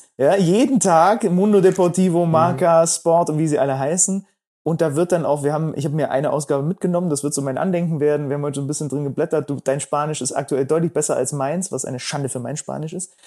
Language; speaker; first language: German; native; German